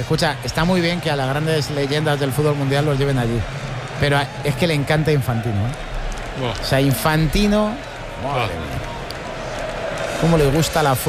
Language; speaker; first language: Spanish; native; Spanish